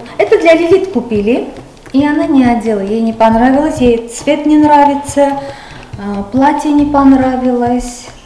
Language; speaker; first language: Russian; non-native, local second language; Armenian